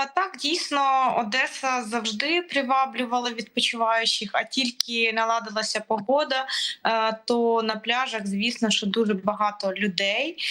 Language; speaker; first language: Ukrainian; native; Ukrainian